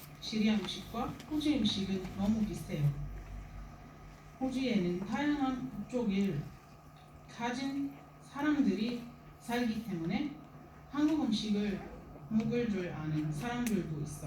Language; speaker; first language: Korean; non-native, learner; Arabic